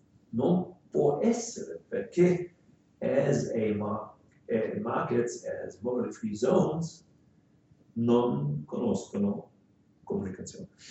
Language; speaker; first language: Italian; non-native, fluent; German